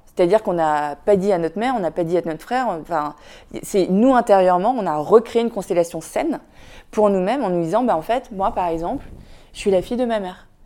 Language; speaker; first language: French; early bilingual, other home language; Vietnamese